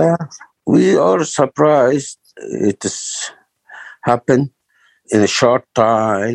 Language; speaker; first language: English; non-native, learner; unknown